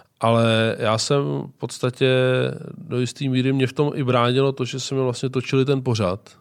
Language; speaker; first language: Czech; native; Czech